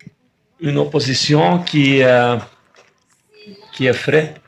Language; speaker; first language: French; non-native, fluent; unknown